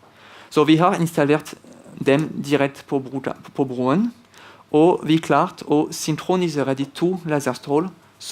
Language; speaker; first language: Norwegian; non-native, fluent; French